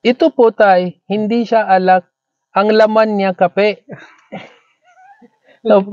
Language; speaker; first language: Filipino; non-native, learner; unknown